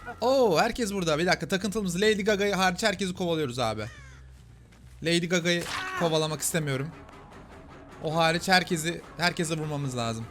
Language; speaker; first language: Turkish; native; Turkish